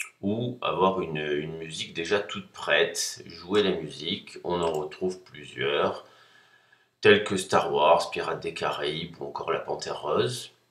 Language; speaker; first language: French; native; French